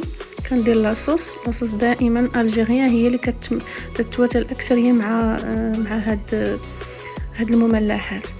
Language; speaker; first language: Arabic; native; Arabic